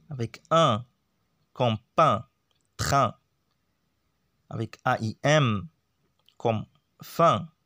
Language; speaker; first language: French; non-native, local second language; Arabic